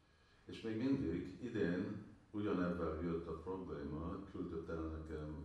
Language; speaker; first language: Hungarian; early bilingual, heritage; Hungarian